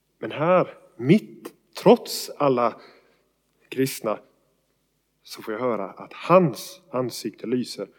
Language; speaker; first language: Swedish; native; Swedish